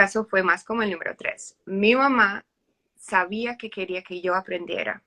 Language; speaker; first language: Spanish; early bilingual, heritage; English